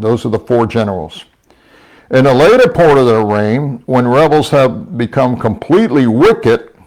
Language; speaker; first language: English; native; English